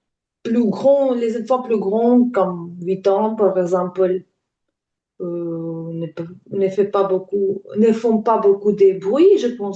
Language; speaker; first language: French; non-native, learner; Ukrainian